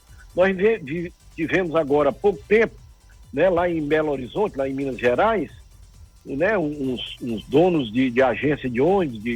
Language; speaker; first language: Portuguese; native; Portuguese